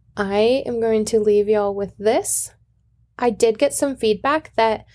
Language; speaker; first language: English; native; English